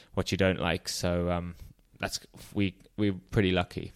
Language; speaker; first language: English; native; English